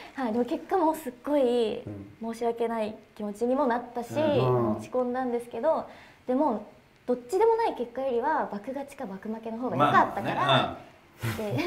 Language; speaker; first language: Japanese; native; Japanese